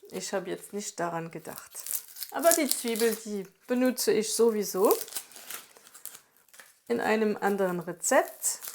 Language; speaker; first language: German; non-native, fluent; French